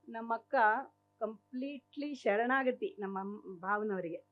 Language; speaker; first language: Kannada; native; Kannada